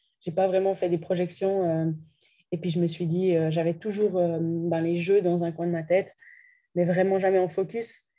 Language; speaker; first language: French; native; French